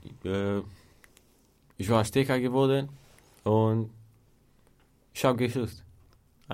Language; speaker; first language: German; non-native, learner; Romanian